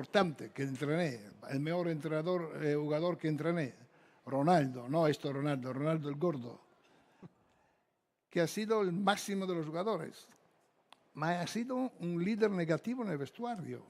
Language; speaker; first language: Spanish; non-native, fluent; Italian